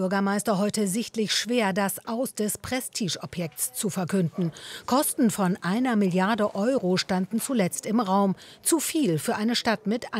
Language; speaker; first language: German; native; German